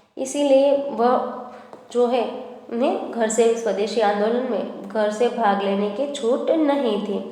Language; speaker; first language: Hindi; non-native, local second language; Gujarati